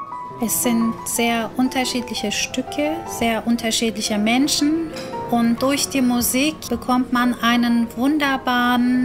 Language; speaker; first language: German; non-native, fluent; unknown